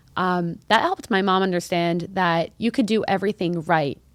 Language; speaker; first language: English; early bilingual, other home language; Arabic